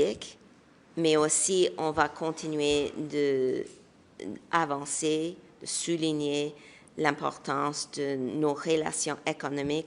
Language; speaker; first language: French; non-native, local second language; English